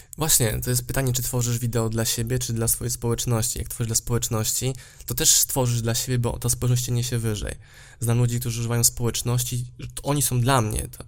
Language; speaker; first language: Polish; native; Polish